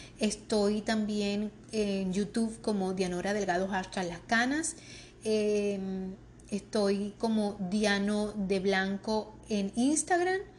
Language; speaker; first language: Spanish; native; Spanish